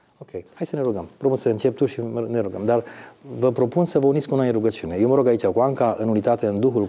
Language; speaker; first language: Romanian; native; Romanian